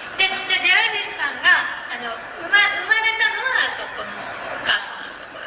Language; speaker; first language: Japanese; native; Japanese